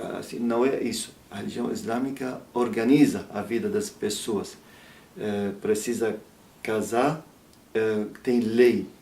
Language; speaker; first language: Portuguese; non-native, learner; Arabic